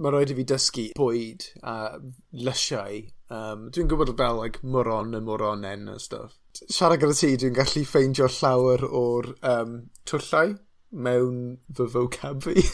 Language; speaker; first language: Welsh; non-native, local second language; English